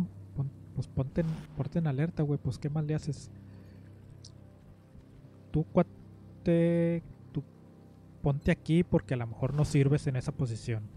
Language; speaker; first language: Spanish; native; Spanish